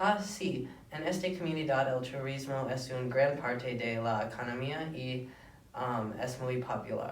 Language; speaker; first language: Spanish; non-native, learner; English